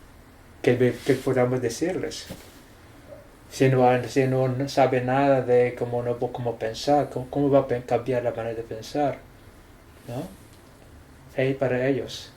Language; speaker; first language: Spanish; non-native, fluent; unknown